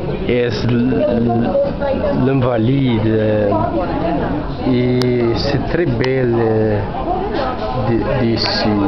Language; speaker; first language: French; non-native, learner; Portuguese